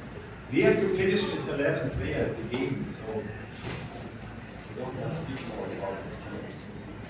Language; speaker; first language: English; non-native, fluent; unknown